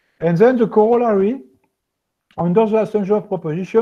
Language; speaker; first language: English; non-native, fluent; French